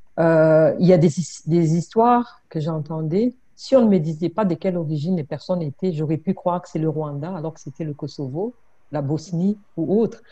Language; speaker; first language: French; non-native, local second language; Kinyarwanda